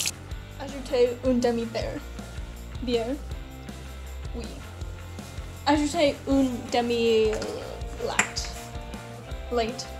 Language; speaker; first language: French; non-native, learner; English